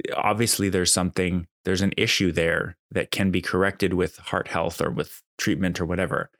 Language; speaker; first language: English; native; English